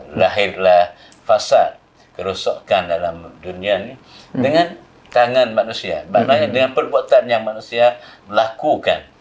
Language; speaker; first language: Malay; non-native, fluent; Thai